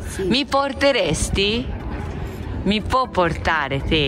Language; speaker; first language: Italian; non-native, fluent; Japanese